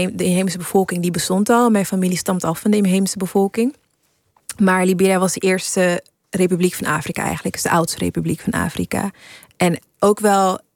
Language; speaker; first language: Dutch; early bilingual, other home language; English